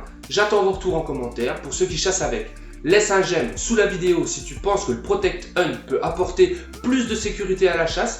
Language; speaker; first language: French; native; French